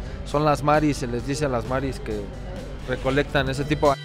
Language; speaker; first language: Spanish; native; Spanish